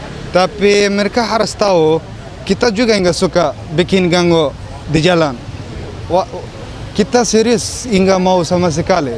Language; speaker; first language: Indonesian; early bilingual, other home language; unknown